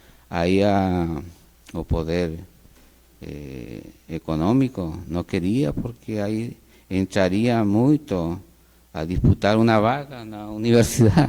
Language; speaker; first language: Portuguese; non-native, fluent; Spanish